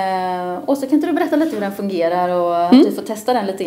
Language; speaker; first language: Swedish; native; Swedish